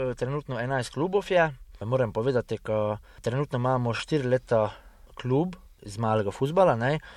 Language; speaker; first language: Slovenian; early bilingual, heritage; Hungarian